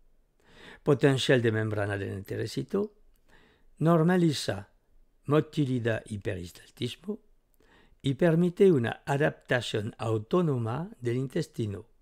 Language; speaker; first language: Spanish; native; Spanish